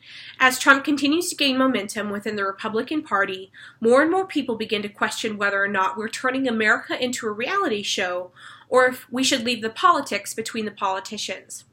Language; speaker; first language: English; native; English